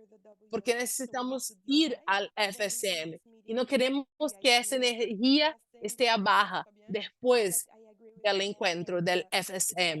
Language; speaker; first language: Spanish; non-native, fluent; Portuguese